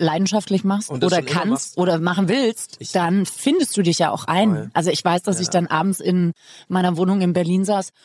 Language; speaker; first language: German; native; German